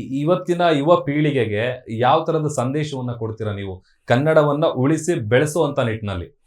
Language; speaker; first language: Kannada; native; Kannada